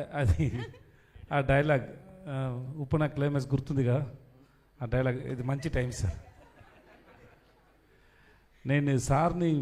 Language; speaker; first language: Telugu; non-native, learner; Tamil